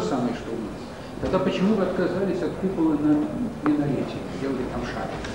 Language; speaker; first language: Russian; native; Russian